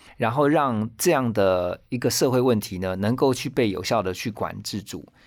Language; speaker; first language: Chinese; native; Chinese